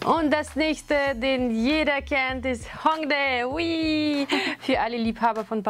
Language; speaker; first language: German; non-native, fluent; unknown